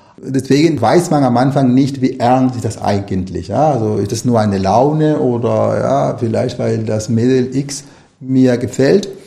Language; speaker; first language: German; non-native, fluent; Spanish